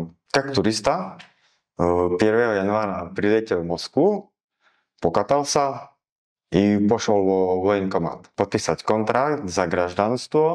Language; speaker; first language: Russian; non-native, learner; Slovak